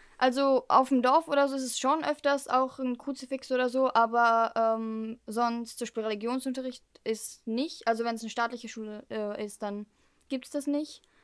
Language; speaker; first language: German; early bilingual, heritage; German